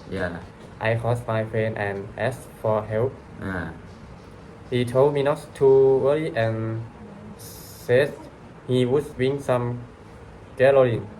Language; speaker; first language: English; non-native, learner; Thai